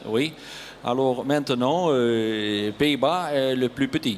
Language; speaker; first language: French; non-native, learner; Dutch